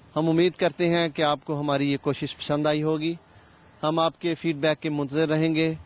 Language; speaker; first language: Urdu; native; Urdu